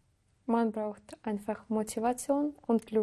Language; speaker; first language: German; non-native, learner; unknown